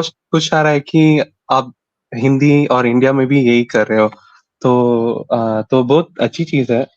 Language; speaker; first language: Hindi; non-native, local second language; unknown